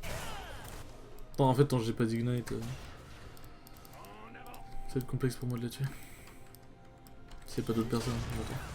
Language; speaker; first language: French; native; French